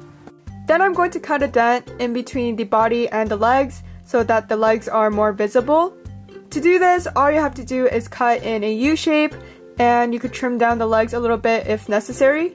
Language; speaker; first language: English; native; English